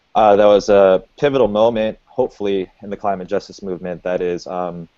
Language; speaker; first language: English; native; English